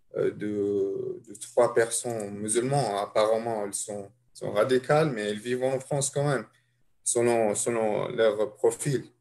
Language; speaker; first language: French; non-native, fluent; Arabic